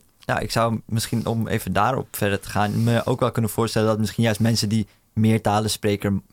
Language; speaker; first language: Dutch; early bilingual, other home language; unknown